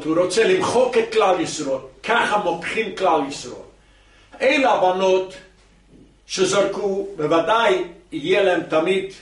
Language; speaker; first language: Hebrew; non-native, fluent; English